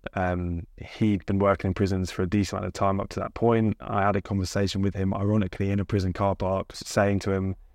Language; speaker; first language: English; native; English